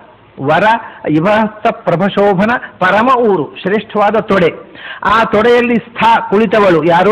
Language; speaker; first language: Kannada; native; Kannada